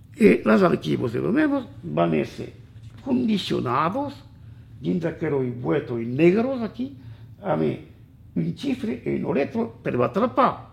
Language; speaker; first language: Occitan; native; Occitan